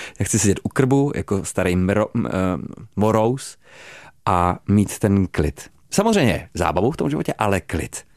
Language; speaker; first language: Czech; native; Czech